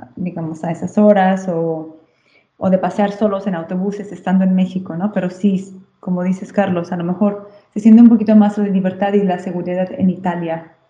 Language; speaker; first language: Spanish; native; Spanish